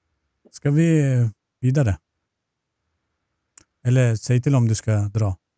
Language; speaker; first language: Swedish; non-native, fluent; Turkish